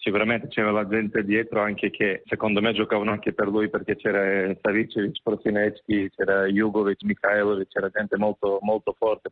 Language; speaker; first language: Italian; non-native, fluent; Macedonian